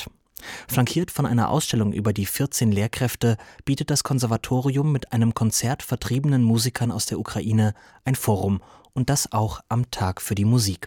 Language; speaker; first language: German; native; German